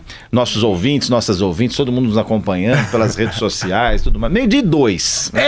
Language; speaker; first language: Portuguese; native; Portuguese